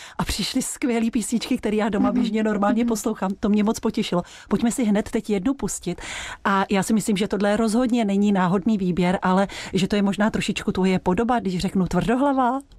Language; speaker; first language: Czech; native; Czech